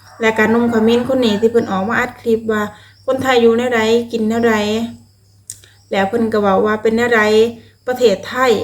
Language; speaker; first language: Thai; non-native, local second language; Lao